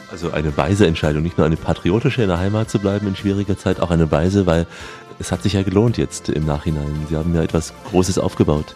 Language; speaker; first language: German; native; German